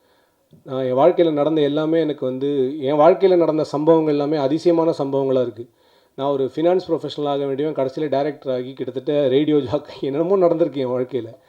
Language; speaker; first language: Tamil; native; Tamil